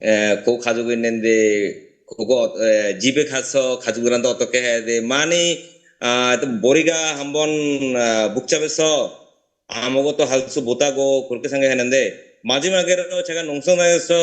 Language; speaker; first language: Korean; non-native, learner; Bangla